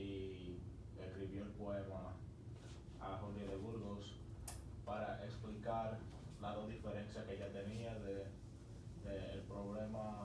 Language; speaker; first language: Spanish; early bilingual, other home language; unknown